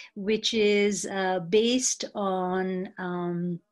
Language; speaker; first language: English; non-native, local second language; Bangla